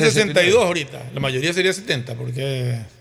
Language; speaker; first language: Spanish; native; Spanish